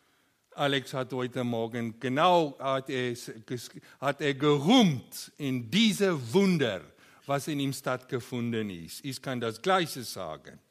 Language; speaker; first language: German; non-native, learner; Afrikaans